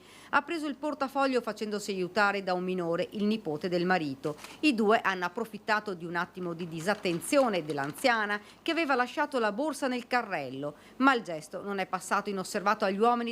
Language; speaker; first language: Italian; native; Italian